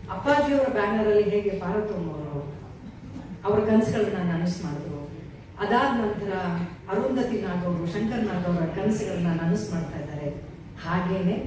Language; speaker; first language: Kannada; native; Kannada